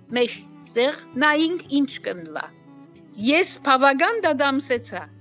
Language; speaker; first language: Armenian; native; Armenian